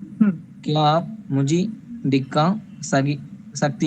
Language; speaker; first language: Hindi; non-native, learner; Tamil